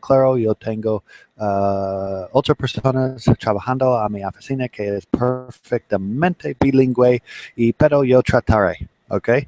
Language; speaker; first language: Spanish; non-native, learner; English